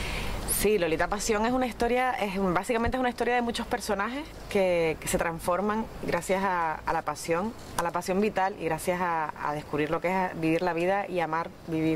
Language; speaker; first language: Spanish; native; Spanish